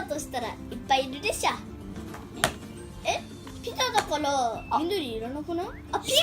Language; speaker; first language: Japanese; early bilingual, heritage; Japanese